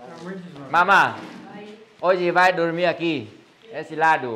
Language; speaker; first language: Portuguese; non-native, learner; Vietnamese